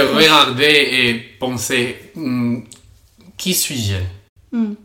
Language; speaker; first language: French; non-native, fluent; Spanish